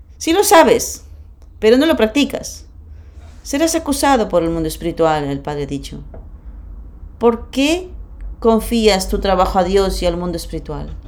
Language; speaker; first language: Spanish; non-native, fluent; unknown